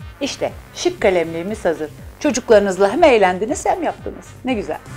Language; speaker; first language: Turkish; native; Turkish